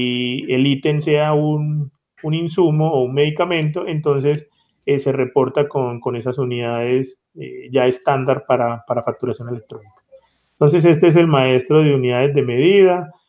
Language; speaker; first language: Spanish; native; Spanish